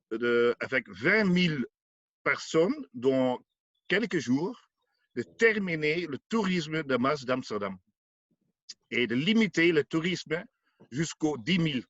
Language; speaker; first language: French; non-native, learner; Dutch